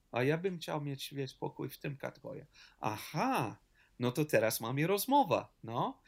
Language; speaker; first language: Polish; non-native, learner; English